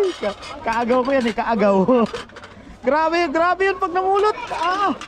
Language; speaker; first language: Filipino; non-native, local second language; Cebuano